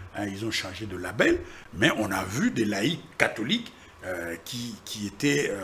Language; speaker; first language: French; non-native, local second language; Lingala